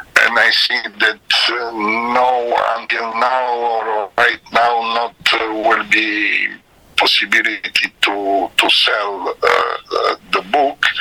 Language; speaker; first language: English; non-native, learner; Serbian